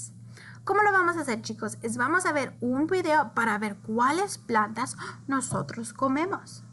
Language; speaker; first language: Spanish; early bilingual, heritage; English